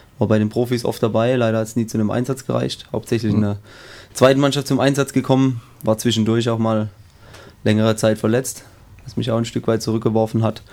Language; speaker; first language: German; native; German